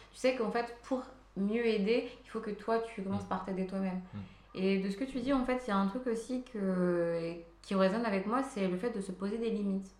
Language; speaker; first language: French; early bilingual, other home language; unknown